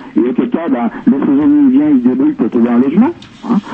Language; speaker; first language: French; native; French